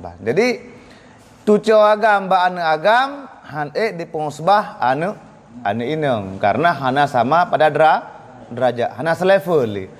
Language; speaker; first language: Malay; non-native, local second language; Achinese